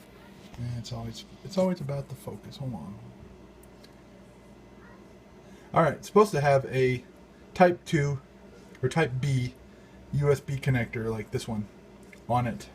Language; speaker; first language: English; native; English